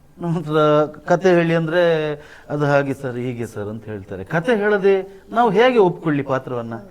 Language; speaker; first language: Kannada; non-native, local second language; Tulu